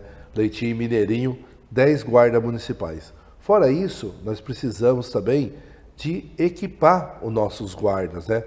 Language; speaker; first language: Portuguese; native; Portuguese